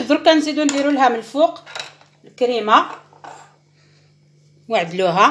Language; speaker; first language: Arabic; native; Arabic